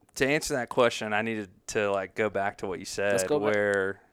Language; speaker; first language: English; native; English